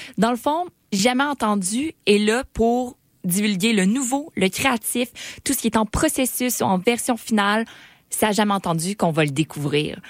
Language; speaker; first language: French; native; French